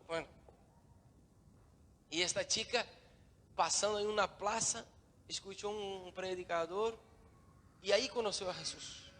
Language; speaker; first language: Spanish; non-native, learner; Portuguese